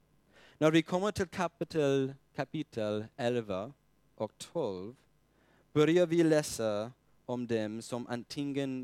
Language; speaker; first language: Swedish; non-native, fluent; English